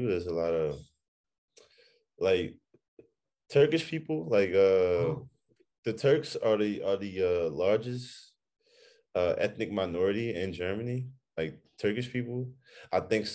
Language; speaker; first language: English; native; English